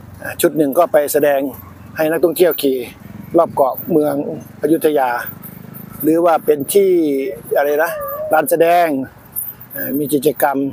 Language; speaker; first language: Thai; native; Thai